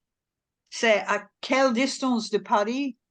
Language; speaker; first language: French; non-native, learner; English